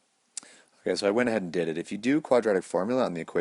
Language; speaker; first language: English; native; English